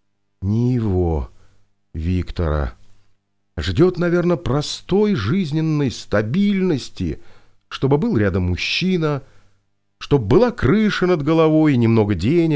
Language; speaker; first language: Russian; native; Russian